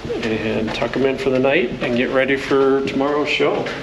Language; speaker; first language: English; native; English